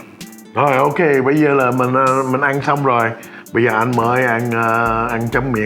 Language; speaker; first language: Vietnamese; early bilingual, heritage; English